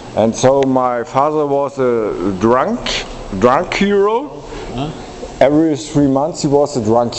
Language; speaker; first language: English; non-native, learner; German